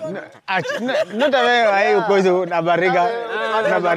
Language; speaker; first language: Portuguese; non-native, fluent; Vietnamese